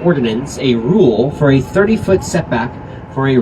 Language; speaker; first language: English; native; English